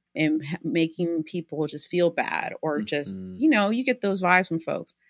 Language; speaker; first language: English; early bilingual, other home language; Spanish